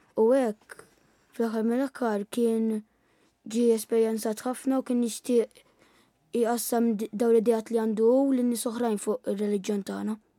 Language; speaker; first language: Maltese; early bilingual, other home language; Italian